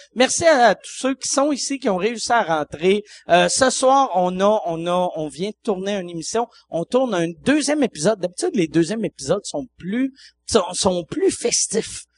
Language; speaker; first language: French; native; French